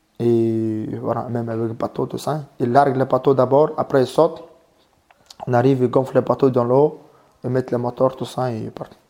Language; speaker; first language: French; non-native, learner; Mongolian